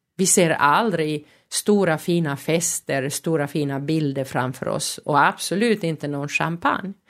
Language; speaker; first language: Swedish; non-native, local second language; Finnish